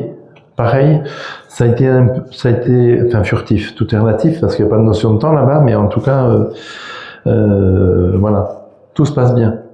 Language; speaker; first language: French; native; French